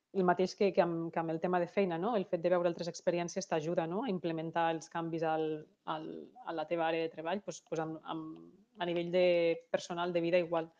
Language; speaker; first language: Catalan; native; Catalan